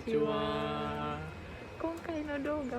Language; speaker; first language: Japanese; non-native, learner; Indonesian